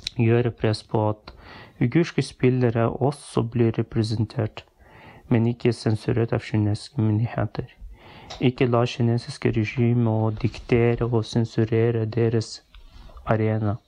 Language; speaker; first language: Norwegian; non-native, fluent; Uyghur